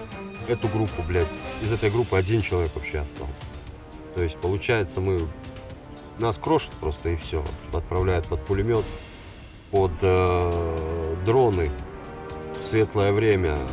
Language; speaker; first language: Russian; native; Russian